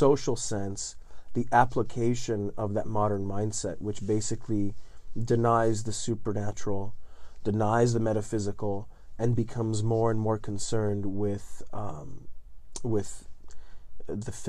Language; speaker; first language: English; non-native, fluent; Italian